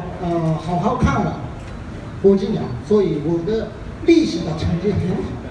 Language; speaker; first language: Chinese; non-native, fluent; Japanese